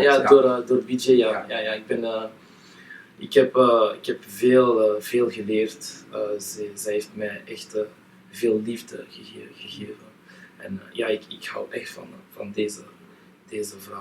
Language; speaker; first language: Dutch; non-native, local second language; French